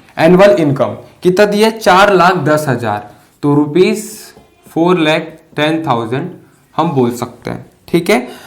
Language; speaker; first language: Hindi; native; Hindi